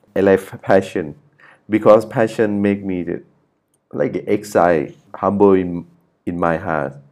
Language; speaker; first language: English; non-native, learner; Thai